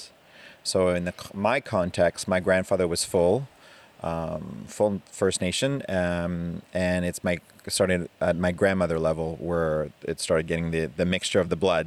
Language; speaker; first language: English; non-native, fluent; French